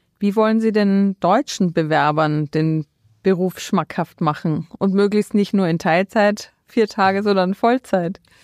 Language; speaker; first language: German; native; German